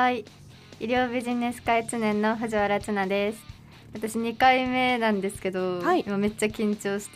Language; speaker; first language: Japanese; native; Japanese